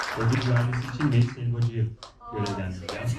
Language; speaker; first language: Turkish; native; Turkish